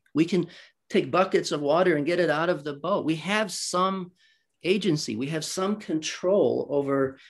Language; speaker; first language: English; early bilingual, other home language; Swedish